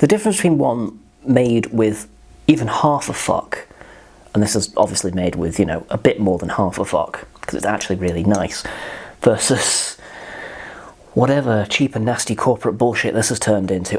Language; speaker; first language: English; native; English